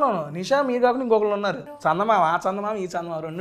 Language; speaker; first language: Telugu; native; Telugu